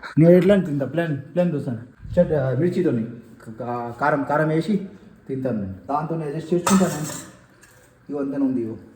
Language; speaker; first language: Telugu; non-native, learner; Hindi